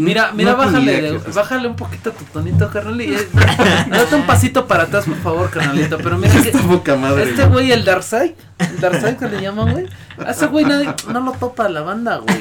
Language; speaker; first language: Spanish; native; Spanish